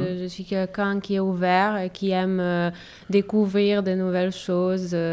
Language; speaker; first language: French; non-native, fluent; Serbian